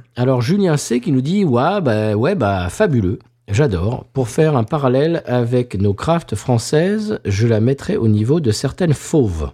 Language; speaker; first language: French; native; French